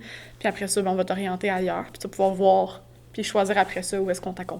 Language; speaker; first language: French; native; French